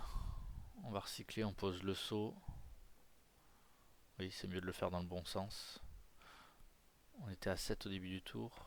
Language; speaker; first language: French; native; French